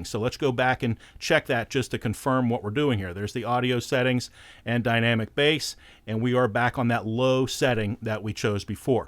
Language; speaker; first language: English; native; English